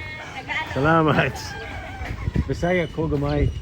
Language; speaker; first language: Cebuano; non-native, learner; English